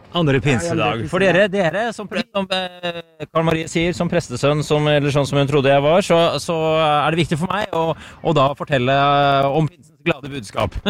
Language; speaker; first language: Norwegian; native; Norwegian